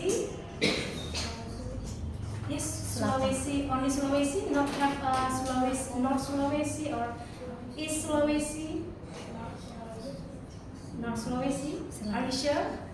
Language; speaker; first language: English; non-native, learner; Indonesian